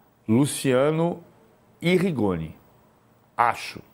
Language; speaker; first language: Portuguese; native; Portuguese